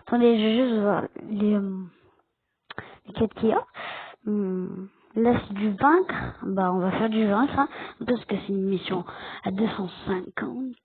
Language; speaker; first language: French; native; French